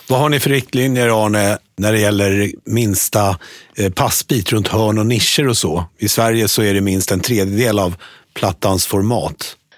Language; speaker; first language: Swedish; native; Swedish